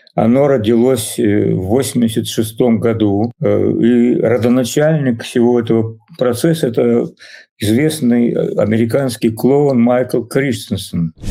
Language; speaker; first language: Russian; native; Russian